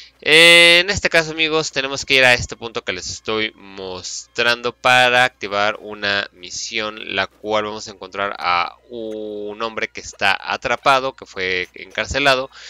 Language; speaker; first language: Spanish; native; Spanish